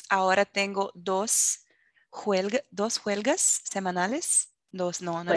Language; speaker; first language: Spanish; non-native, fluent; Portuguese